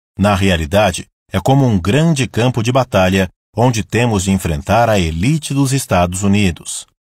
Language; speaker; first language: Portuguese; native; Portuguese